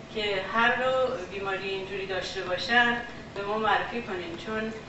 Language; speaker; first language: Persian; native; Persian